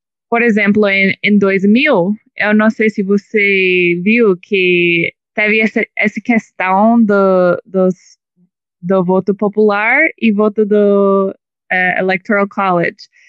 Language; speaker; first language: Portuguese; non-native, learner; English